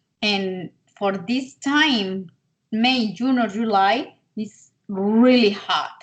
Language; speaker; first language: English; non-native, learner; Spanish